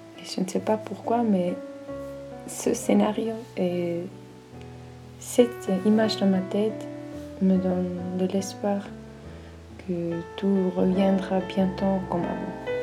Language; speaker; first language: French; non-native, learner; German